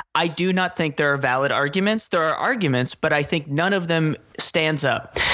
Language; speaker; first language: English; native; English